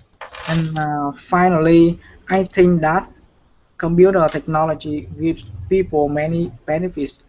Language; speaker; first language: English; non-native, learner; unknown